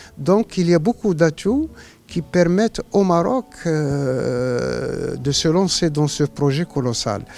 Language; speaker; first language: French; non-native, local second language; Arabic